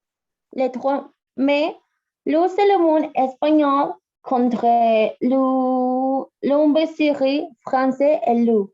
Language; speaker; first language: French; non-native, learner; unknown